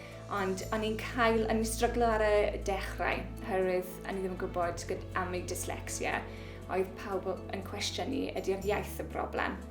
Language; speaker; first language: Welsh; non-native, local second language; English